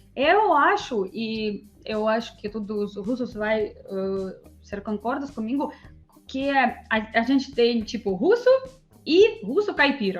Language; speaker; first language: Portuguese; non-native, fluent; Russian